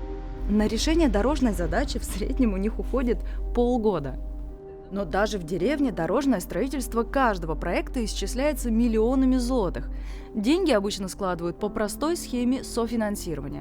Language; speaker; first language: Russian; native; Russian